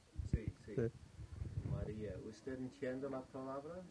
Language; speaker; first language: Spanish; non-native, fluent; English